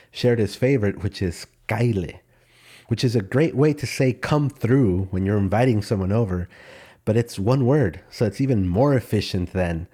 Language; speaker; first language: English; early bilingual, other home language; Spanish